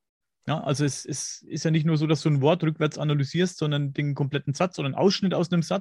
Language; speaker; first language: German; native; German